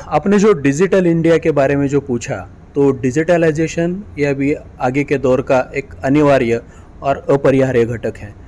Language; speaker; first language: Hindi; non-native, local second language; Marathi